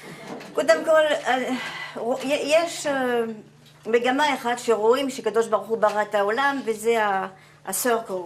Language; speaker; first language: Hebrew; non-native, fluent; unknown